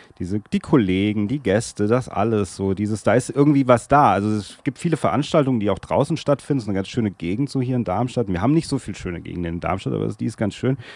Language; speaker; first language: German; native; German